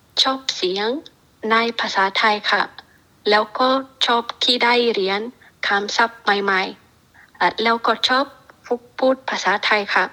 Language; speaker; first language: Thai; non-native, learner; English